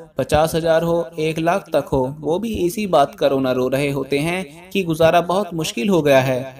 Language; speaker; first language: Urdu; native; Urdu